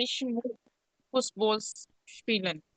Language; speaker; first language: German; non-native, learner; Urdu